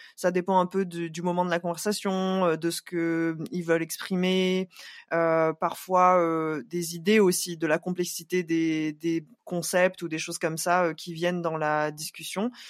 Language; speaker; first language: French; native; French